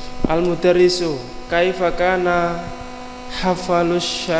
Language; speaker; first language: Arabic; non-native, learner; Indonesian